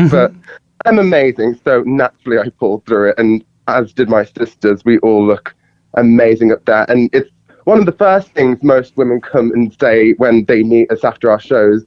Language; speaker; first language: English; native; English